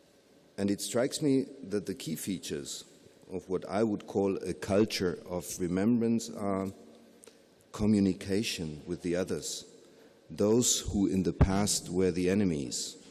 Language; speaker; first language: English; non-native, fluent; German